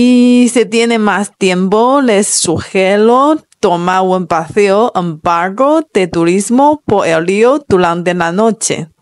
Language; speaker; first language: Spanish; non-native, fluent; Chinese